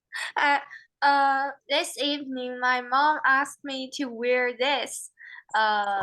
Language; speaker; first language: English; non-native, learner; Chinese